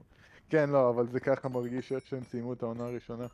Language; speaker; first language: Hebrew; native; Hebrew